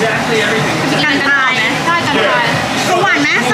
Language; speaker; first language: Thai; native; Thai